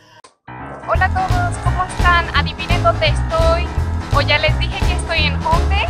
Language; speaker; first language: Spanish; non-native, fluent; Korean